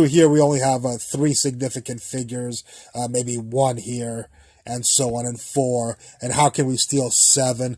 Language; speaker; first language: English; native; English